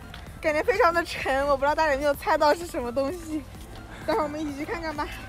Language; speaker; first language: Chinese; native; Chinese